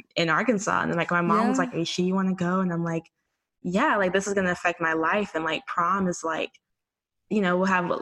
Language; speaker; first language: English; native; English